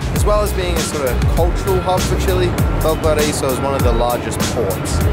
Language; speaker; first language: English; native; English